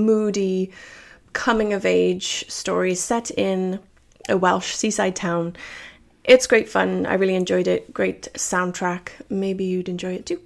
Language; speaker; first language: English; native; English